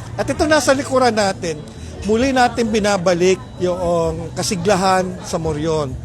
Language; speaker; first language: Filipino; native; Filipino